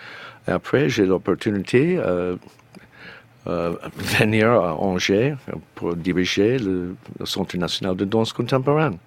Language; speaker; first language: French; non-native, learner; English